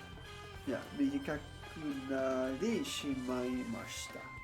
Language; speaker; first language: Japanese; non-native, learner; English